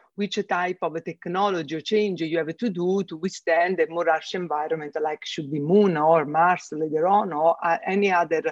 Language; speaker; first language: English; non-native, fluent; Italian